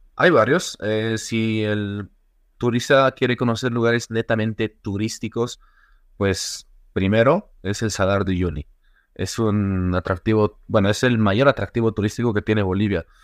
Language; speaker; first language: Spanish; native; Spanish